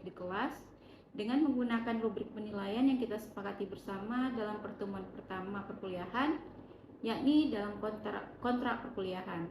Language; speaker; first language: Indonesian; native; Indonesian